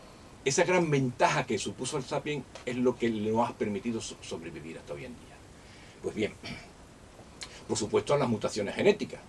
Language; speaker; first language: Spanish; native; Spanish